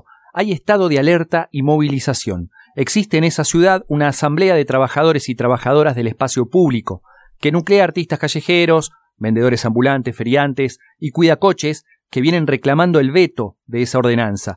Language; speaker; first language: Spanish; native; Spanish